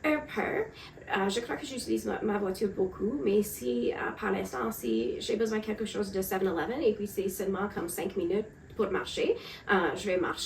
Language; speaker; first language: French; non-native, local second language; English